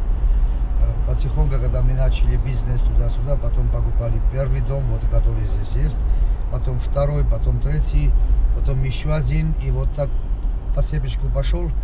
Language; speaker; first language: Russian; non-native, local second language; Armenian